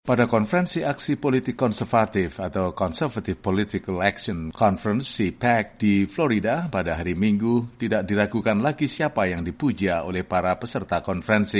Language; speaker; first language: Indonesian; native; Indonesian